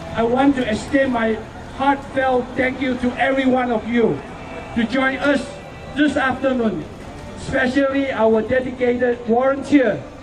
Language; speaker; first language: English; non-native, local second language; Chinese